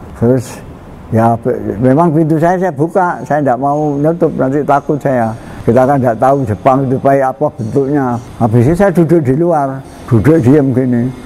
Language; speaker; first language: Indonesian; non-native, local second language; Javanese